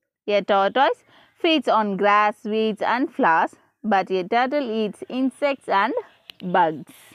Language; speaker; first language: English; non-native, local second language; Tamil